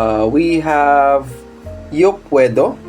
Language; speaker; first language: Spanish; non-native, fluent; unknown